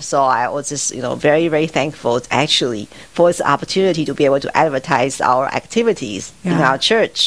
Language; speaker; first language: English; non-native, fluent; Chinese